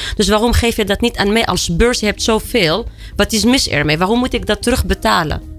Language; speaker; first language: Dutch; non-native, fluent; Arabic